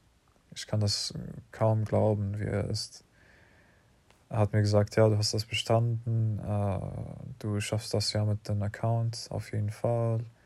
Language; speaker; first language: German; non-native, learner; English